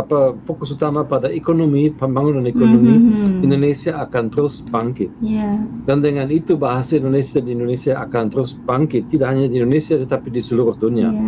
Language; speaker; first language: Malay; non-native, fluent; German